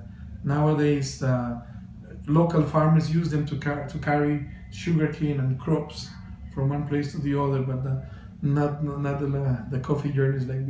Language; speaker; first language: English; non-native, fluent; Spanish